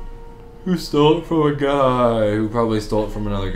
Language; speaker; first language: English; native; English